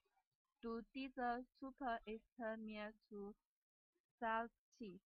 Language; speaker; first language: German; non-native, learner; Chinese